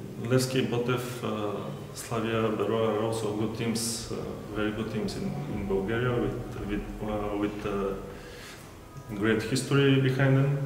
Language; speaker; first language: English; non-native, fluent; Bulgarian